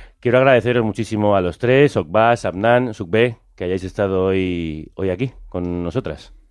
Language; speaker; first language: Spanish; native; Spanish